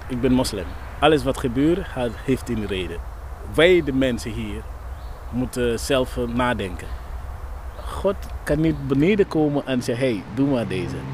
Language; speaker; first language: Dutch; non-native, learner; Wolof